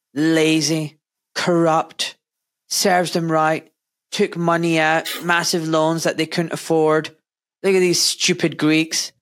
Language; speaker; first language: English; native; English